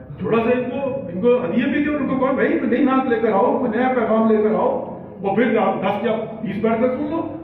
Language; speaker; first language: Urdu; non-native, local second language; Pashto